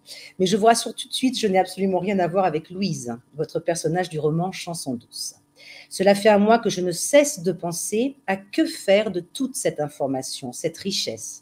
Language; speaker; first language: French; native; French